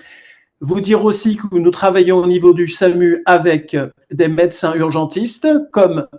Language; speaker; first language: French; native; French